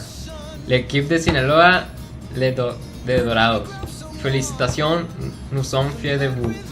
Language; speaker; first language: French; non-native, learner; Spanish